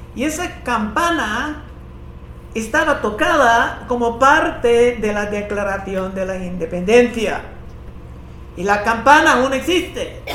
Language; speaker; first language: Spanish; non-native, fluent; English